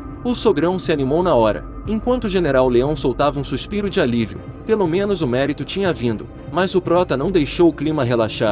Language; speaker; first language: Portuguese; native; Portuguese